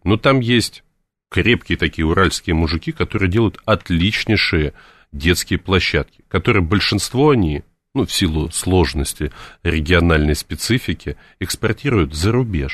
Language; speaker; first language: Russian; native; Russian